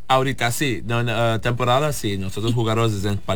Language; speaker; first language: Spanish; non-native, learner; English